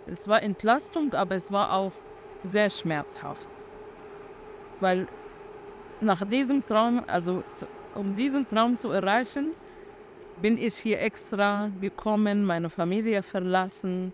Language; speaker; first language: German; non-native, fluent; Arabic